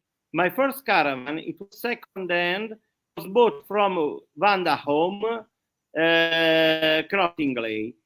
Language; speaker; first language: English; non-native, learner; Italian